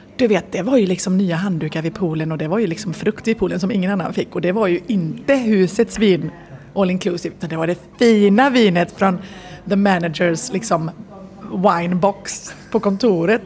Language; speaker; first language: Swedish; native; Swedish